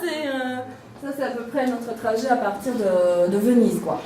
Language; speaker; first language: French; native; French